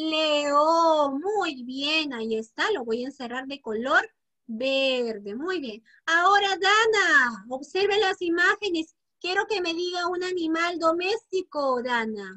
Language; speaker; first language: Spanish; native; Spanish